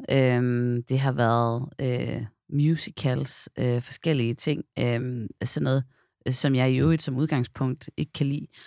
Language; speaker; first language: Danish; native; Danish